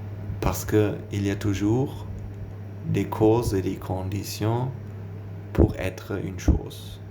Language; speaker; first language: French; non-native, learner; German